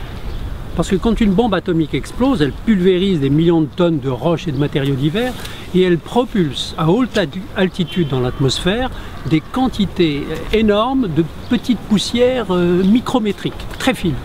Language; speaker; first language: French; native; French